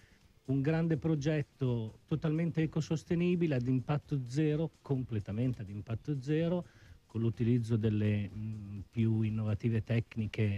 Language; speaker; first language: Italian; native; Italian